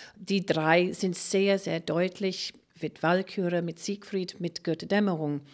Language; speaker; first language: German; non-native, fluent; English